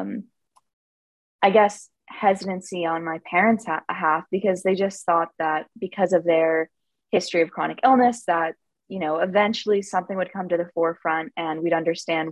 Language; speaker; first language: English; native; English